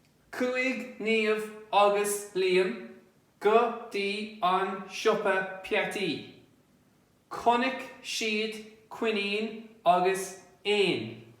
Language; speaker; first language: Irish; non-native, local second language; English